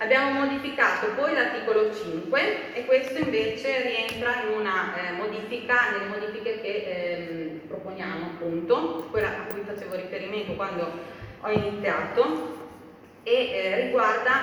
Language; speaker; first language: Italian; native; Italian